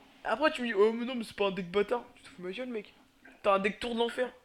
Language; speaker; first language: French; native; French